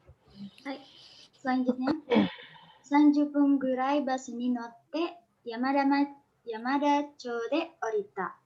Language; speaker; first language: Japanese; non-native, learner; Indonesian